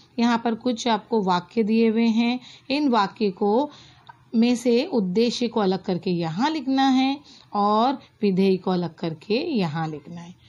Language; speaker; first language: Hindi; non-native, local second language; Marathi